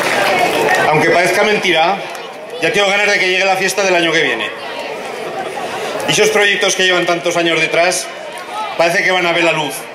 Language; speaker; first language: Spanish; native; Spanish